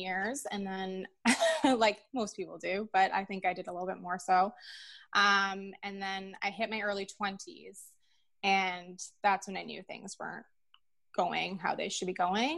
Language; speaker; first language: English; native; English